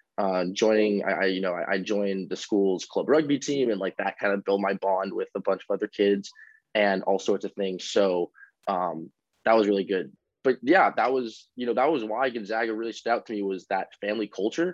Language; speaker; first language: English; native; English